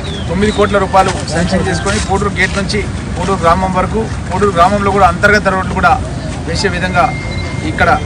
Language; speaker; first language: Telugu; native; Telugu